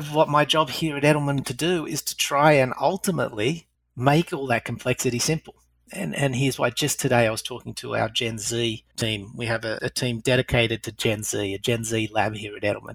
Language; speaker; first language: English; native; English